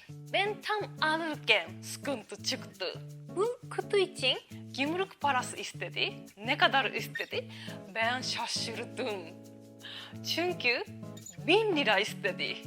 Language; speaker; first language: Turkish; non-native, learner; Japanese